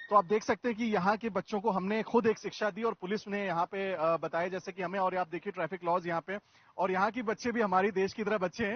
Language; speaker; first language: Hindi; native; Hindi